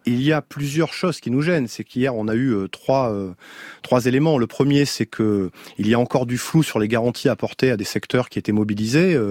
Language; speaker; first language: French; native; French